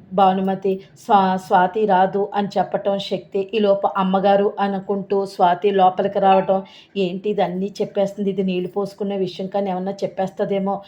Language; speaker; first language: Telugu; native; Telugu